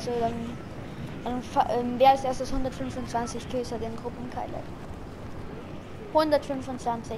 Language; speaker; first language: German; native; German